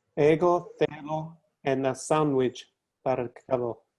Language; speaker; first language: Greek; non-native, learner; English